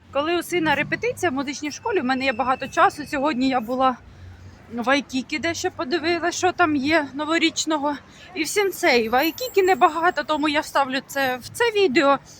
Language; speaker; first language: Ukrainian; native; Ukrainian